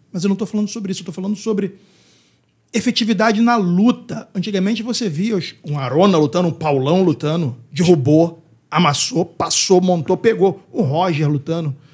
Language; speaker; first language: Portuguese; native; Portuguese